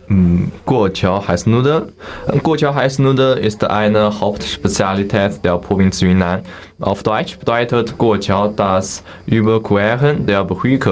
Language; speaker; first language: German; non-native, learner; Chinese